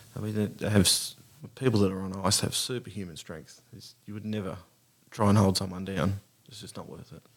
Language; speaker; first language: English; native; English